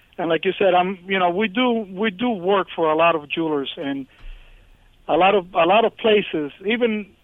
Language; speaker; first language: English; early bilingual, other home language; Spanish